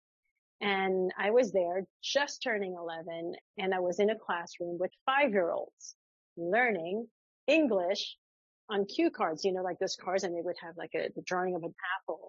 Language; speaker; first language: English; early bilingual, other home language; French